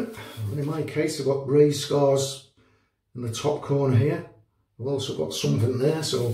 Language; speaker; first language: English; native; English